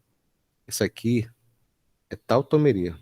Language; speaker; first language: Portuguese; native; Portuguese